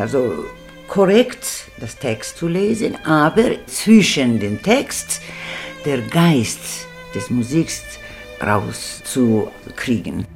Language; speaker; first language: German; non-native, fluent; Russian